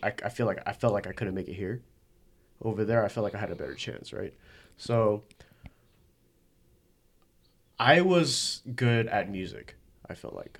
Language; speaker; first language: English; early bilingual, other home language; Korean